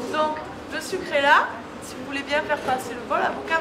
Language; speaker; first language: French; native; French